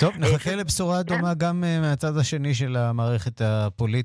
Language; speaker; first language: Hebrew; native; Hebrew